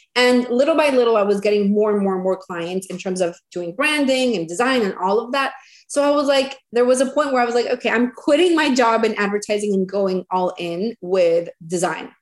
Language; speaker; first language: English; non-native, fluent; Spanish